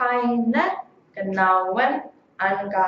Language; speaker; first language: German; non-native, fluent; Korean